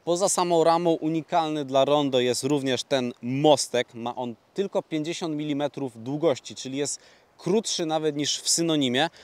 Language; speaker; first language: Polish; native; Polish